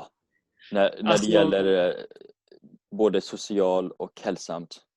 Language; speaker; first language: Swedish; non-native, learner; English